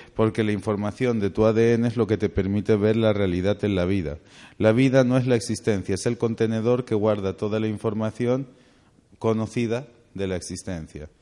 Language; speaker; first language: Spanish; native; Spanish